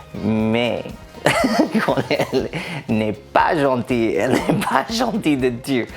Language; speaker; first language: French; non-native, learner; English